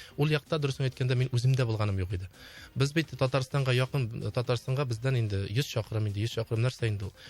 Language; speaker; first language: Tatar; native; Tatar